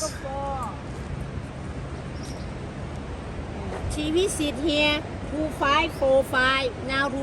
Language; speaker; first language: English; non-native, learner; Thai